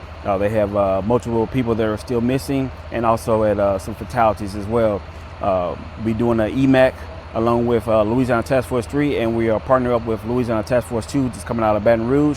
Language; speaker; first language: English; native; English